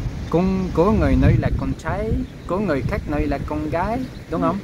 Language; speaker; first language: Vietnamese; non-native, learner; French